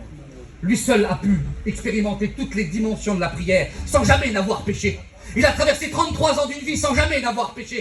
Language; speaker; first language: French; native; French